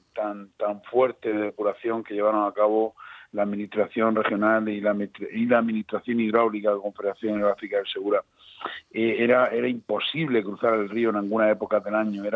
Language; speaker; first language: Spanish; native; Spanish